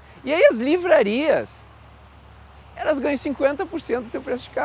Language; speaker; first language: Portuguese; native; Portuguese